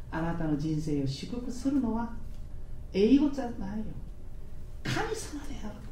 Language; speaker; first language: Japanese; non-native, fluent; Korean